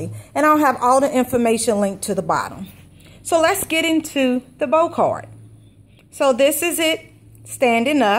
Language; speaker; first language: English; native; English